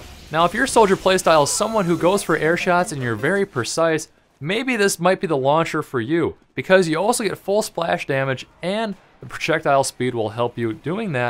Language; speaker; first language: English; native; English